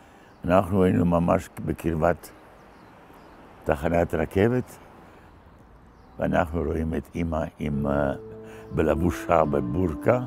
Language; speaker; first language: Hebrew; non-native, fluent; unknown